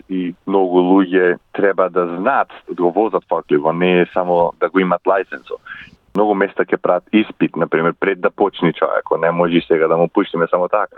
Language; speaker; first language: Macedonian; early bilingual, heritage; Macedonian